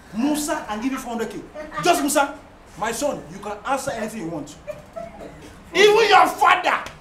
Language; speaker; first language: Nigerian Pidgin; non-native, local second language; Hausa